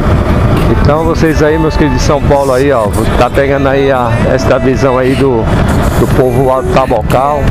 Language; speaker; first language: Portuguese; native; Portuguese